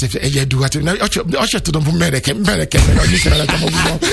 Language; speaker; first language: Hungarian; non-native, fluent; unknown